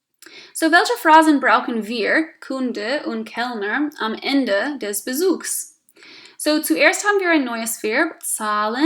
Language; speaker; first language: German; non-native, fluent; English